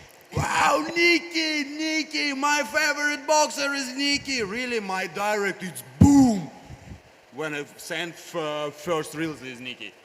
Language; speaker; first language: English; non-native, learner; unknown